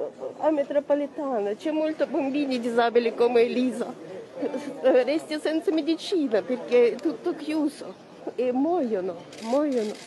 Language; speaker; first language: Italian; non-native, learner; Ukrainian